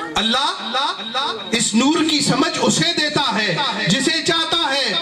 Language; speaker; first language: Urdu; non-native, local second language; Punjabi